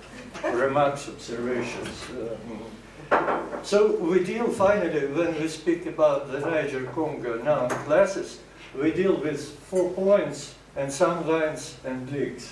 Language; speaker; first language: English; non-native, fluent; Russian